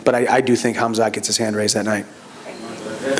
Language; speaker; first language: English; native; English